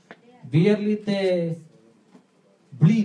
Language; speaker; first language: Swedish; non-native, learner; Spanish